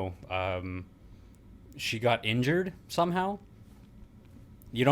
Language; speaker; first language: English; native; English